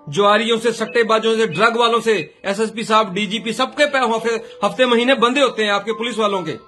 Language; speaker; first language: Hindi; non-native, local second language; Punjabi